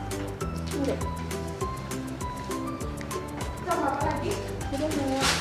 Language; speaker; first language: Indonesian; native; Indonesian